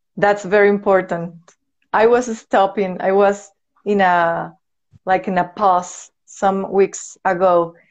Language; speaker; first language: English; non-native, learner; Spanish